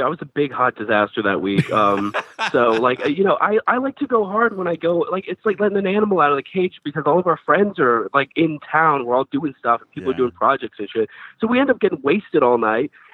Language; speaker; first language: English; native; English